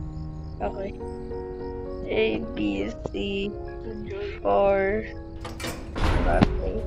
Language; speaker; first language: English; non-native, local second language; Filipino